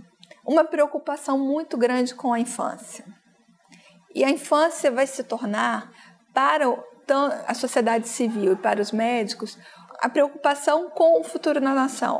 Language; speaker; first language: Portuguese; native; Portuguese